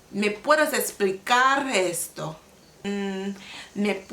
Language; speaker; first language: Spanish; non-native, learner; English